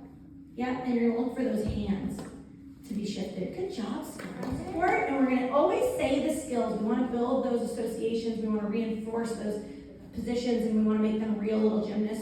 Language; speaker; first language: English; native; English